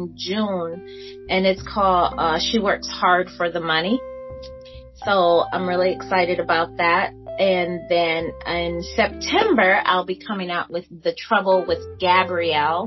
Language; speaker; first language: English; native; English